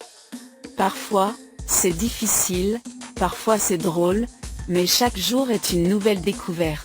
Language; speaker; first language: French; non-native, fluent; Thai